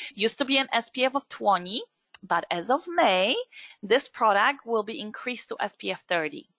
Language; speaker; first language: English; non-native, fluent; Polish